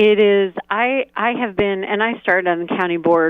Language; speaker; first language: English; native; English